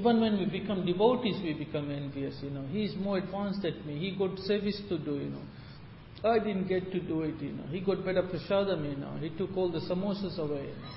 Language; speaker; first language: English; native; English